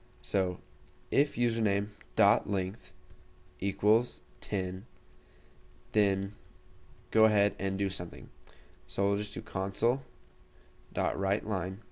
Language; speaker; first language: English; native; English